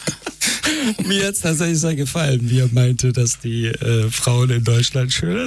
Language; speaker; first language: German; early bilingual, other home language; Persian